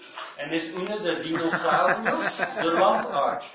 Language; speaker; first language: Spanish; non-native, learner; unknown